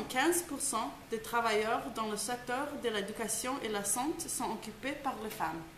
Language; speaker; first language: French; non-native, learner; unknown